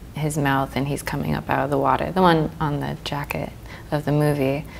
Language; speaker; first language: English; native; English